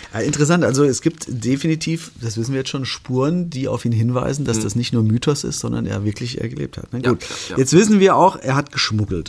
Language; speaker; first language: German; native; German